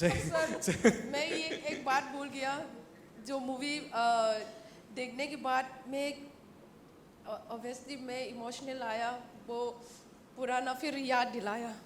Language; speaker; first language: Hindi; non-native, local second language; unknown